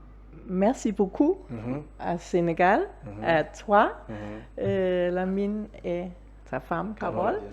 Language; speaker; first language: French; non-native, fluent; Danish